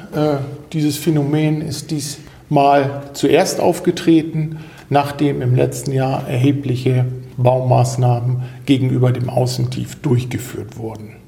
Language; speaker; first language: German; native; German